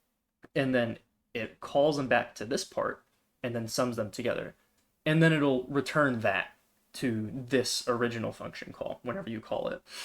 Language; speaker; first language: English; native; English